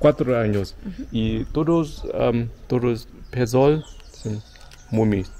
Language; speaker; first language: Spanish; non-native, learner; Vietnamese